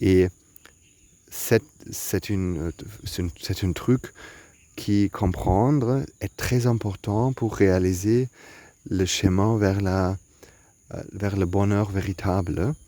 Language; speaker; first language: French; non-native, learner; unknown